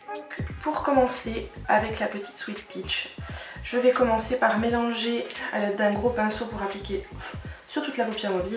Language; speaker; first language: French; native; French